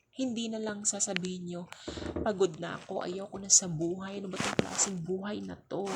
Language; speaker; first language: Filipino; non-native, local second language; Cebuano